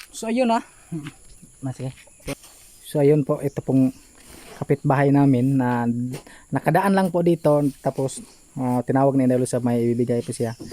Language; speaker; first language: Filipino; non-native, local second language; Cebuano